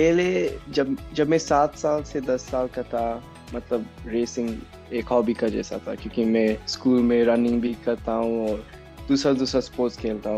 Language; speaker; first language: Hindi; non-native, local second language; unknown